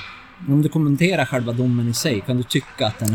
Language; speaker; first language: Swedish; native; Swedish